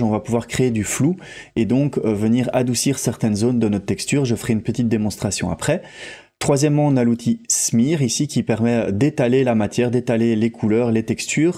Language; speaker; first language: French; native; French